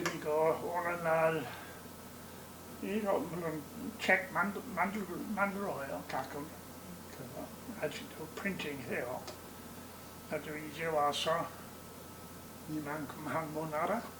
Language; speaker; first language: Korean; non-native, learner; English